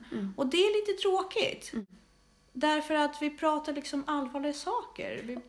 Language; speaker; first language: Swedish; early bilingual, other home language; Russian